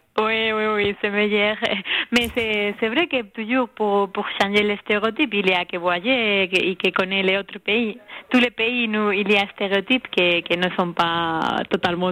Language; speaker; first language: French; non-native, learner; Spanish